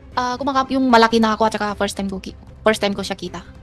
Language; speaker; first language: Filipino; non-native, learner; Chinese